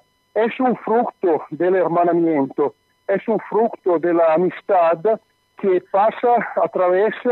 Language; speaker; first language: Spanish; non-native, learner; Italian